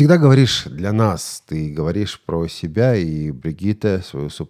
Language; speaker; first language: Russian; native; Russian